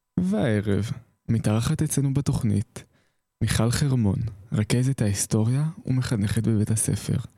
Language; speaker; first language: Hebrew; native; Hebrew